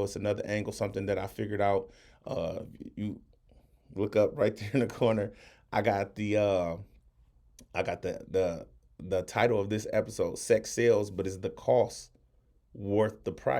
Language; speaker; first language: English; native; English